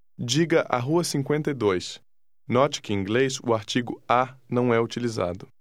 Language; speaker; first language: Portuguese; native; Portuguese